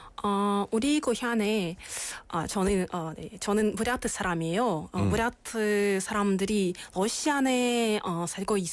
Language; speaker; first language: Korean; non-native, learner; Russian